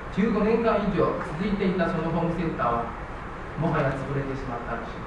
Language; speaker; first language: Japanese; non-native, fluent; Chinese